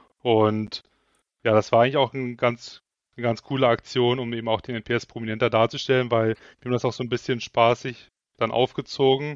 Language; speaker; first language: German; native; German